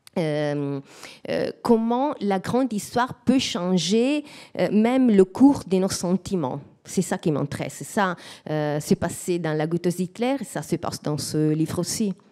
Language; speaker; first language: French; non-native, fluent; Italian